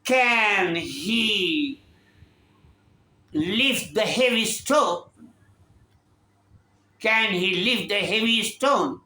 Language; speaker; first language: English; non-native, local second language; Urdu